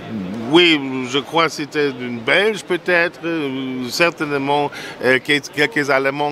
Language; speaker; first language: French; non-native, fluent; German